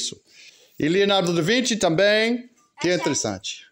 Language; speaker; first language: Portuguese; non-native, fluent; English